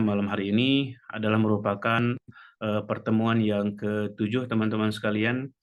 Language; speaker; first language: Indonesian; native; Indonesian